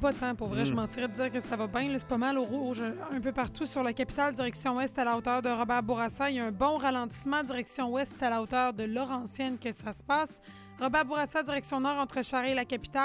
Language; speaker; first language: French; native; French